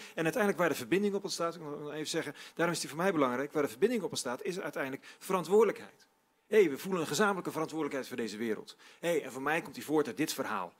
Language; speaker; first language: Dutch; native; Dutch